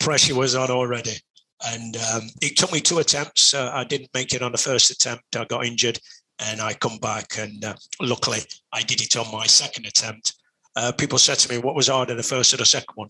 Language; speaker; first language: English; native; English